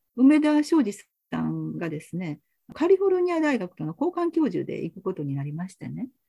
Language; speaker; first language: Japanese; native; Japanese